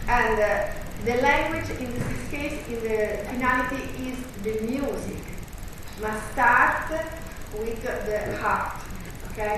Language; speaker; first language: English; non-native, learner; Italian